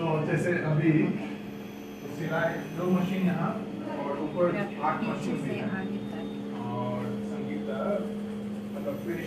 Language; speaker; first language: Hindi; non-native, learner; English